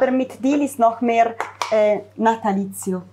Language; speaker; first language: German; non-native, fluent; Italian